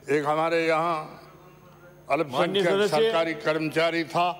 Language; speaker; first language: Hindi; native; Hindi